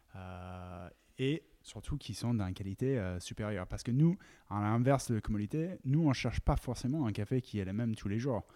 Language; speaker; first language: French; non-native, fluent; English